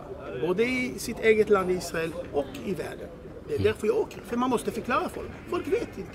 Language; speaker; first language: Swedish; non-native, fluent; Hebrew